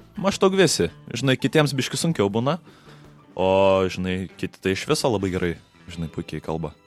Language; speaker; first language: Lithuanian; early bilingual, heritage; Lithuanian